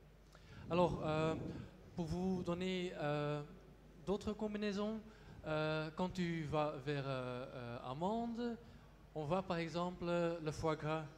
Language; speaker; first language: French; non-native, local second language; Dutch